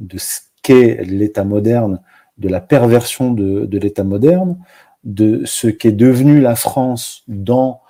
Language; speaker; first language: French; non-native, local second language; Arabic